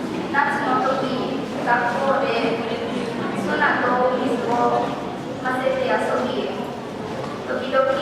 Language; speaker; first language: Japanese; non-native, learner; Lao